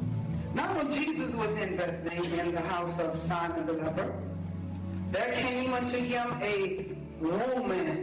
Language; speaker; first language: English; native; English